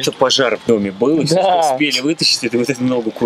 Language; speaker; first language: Russian; native; Russian